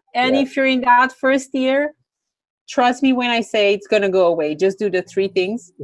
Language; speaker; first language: English; non-native, fluent; Romanian